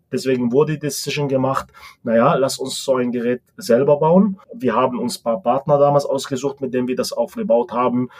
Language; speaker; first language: German; non-native, fluent; Arabic